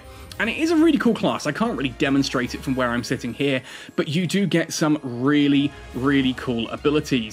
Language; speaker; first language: English; native; English